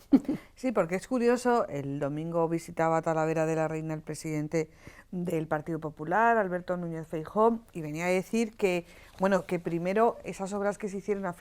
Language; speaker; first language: Spanish; native; Spanish